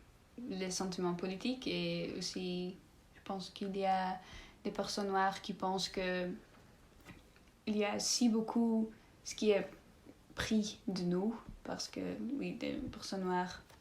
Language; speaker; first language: French; non-native, learner; Dutch